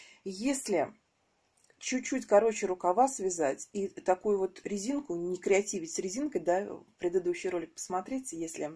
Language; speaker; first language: Russian; native; Russian